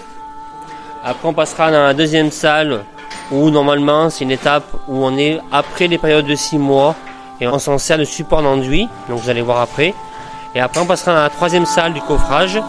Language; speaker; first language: French; native; French